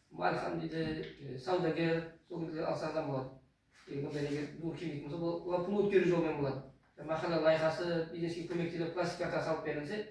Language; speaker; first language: Uzbek; non-native, local second language; Kara-Kalpak